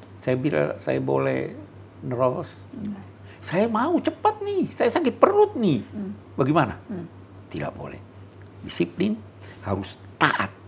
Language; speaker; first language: Indonesian; native; Indonesian